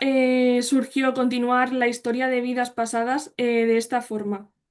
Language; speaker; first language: Spanish; native; Spanish